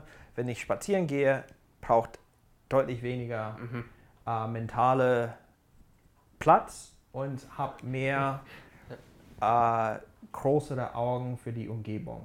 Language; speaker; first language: German; non-native, fluent; English